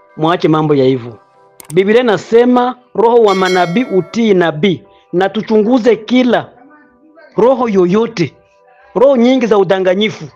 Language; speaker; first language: Swahili; native; Swahili